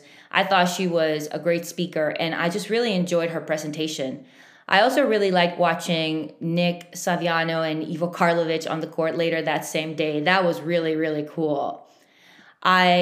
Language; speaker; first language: English; non-native, fluent; Spanish